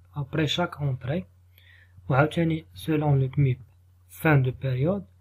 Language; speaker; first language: French; non-native, local second language; Arabic